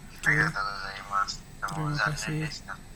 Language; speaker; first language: Japanese; non-native, fluent; Indonesian